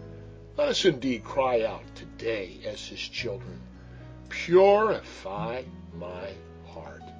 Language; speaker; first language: English; native; English